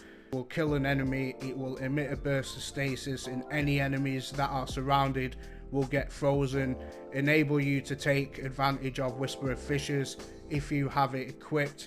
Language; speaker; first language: English; native; English